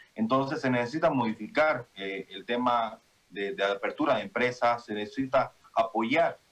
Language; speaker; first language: Spanish; native; Spanish